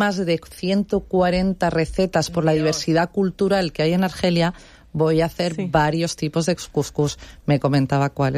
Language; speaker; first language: Spanish; native; Spanish